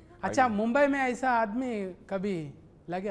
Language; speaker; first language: Hindi; non-native, local second language; Telugu